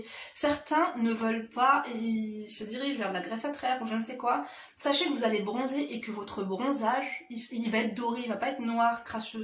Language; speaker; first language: French; native; French